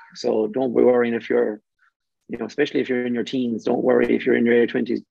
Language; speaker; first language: English; native; English